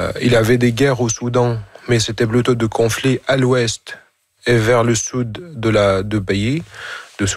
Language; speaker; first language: French; non-native, fluent; Arabic